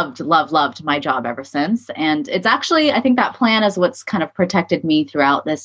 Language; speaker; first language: English; native; English